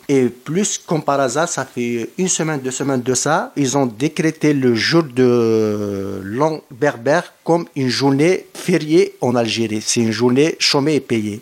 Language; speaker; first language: French; non-native, local second language; Kabyle